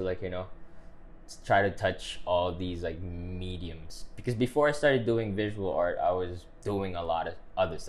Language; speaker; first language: English; non-native, local second language; Filipino